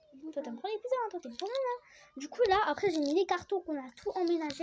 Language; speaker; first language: French; native; French